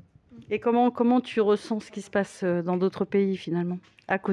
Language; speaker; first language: French; native; French